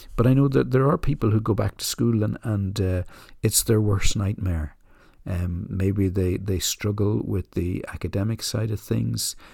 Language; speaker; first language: English; native; English